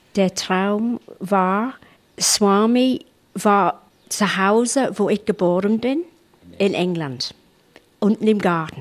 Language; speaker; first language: German; non-native, fluent; English